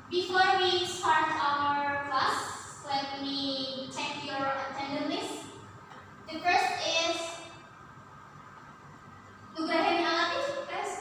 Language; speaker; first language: English; non-native, learner; Indonesian